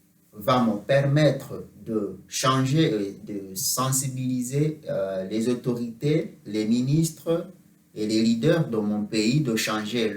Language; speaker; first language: French; non-native, fluent; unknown